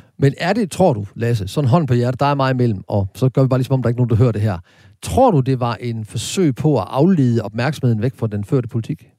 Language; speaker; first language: Danish; native; Danish